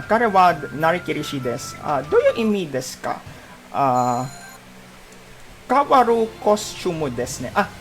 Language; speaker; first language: Japanese; non-native, learner; Filipino